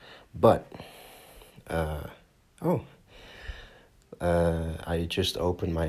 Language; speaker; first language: English; non-native, fluent; Dutch